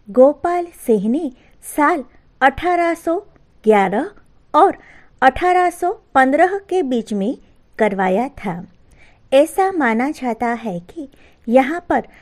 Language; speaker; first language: Hindi; non-native, local second language; Gujarati